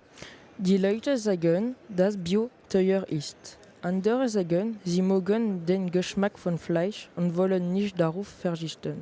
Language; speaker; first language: German; non-native, learner; French